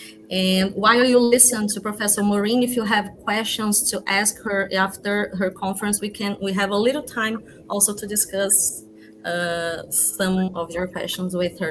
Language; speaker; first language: English; non-native, fluent; Portuguese